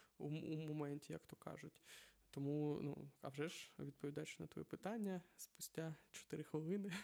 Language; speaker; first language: Ukrainian; non-native, local second language; Russian